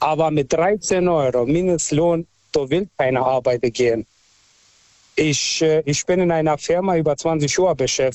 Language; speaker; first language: German; early bilingual, other home language; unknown